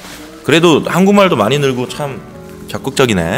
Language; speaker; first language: Korean; native; Korean